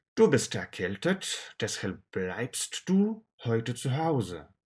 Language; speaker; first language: German; non-native, learner; Russian